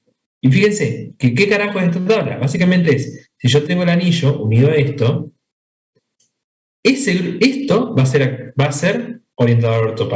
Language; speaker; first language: Spanish; native; Spanish